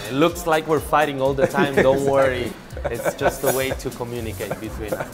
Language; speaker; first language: English; non-native, fluent; Italian